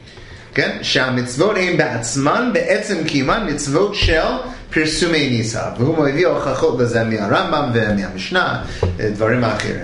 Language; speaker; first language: Hebrew; non-native, fluent; English